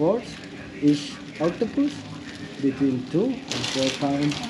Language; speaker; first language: English; non-native, learner; Spanish